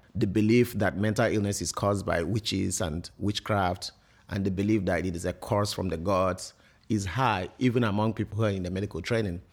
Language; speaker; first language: English; non-native, local second language; Igbo